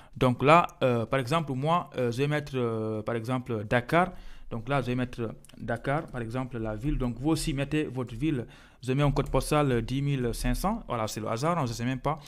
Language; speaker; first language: French; non-native, local second language; Fula